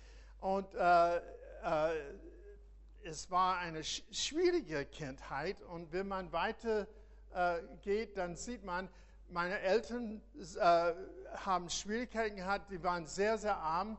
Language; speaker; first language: German; non-native, fluent; English